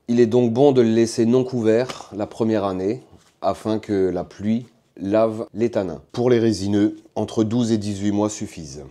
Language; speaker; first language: French; native; French